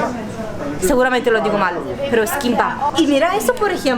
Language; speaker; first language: Spanish; non-native, fluent; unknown